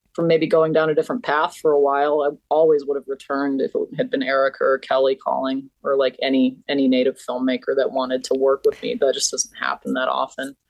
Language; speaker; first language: English; native; English